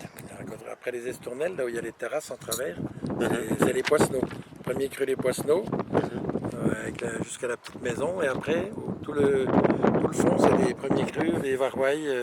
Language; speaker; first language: French; native; French